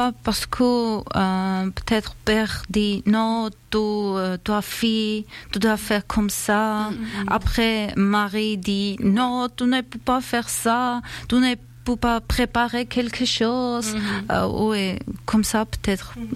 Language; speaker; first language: French; non-native, learner; Armenian